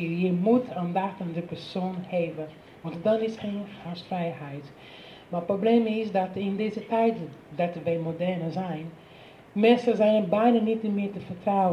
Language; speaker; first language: Dutch; non-native, learner; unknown